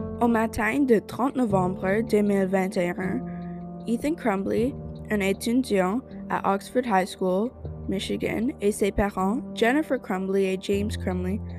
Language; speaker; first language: French; non-native, learner; English